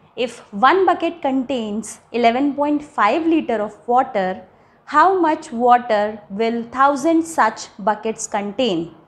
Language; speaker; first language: English; non-native, local second language; Hindi